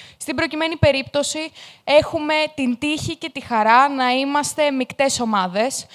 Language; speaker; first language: Greek; native; Greek